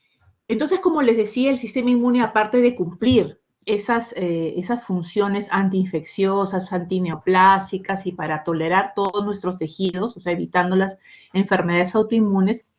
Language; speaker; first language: Spanish; native; Spanish